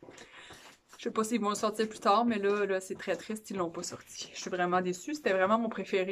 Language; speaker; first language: French; native; French